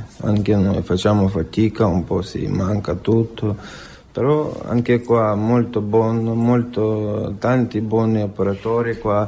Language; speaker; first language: Italian; non-native, learner; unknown